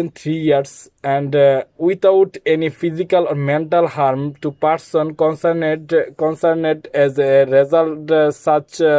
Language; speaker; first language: English; non-native, learner; Bangla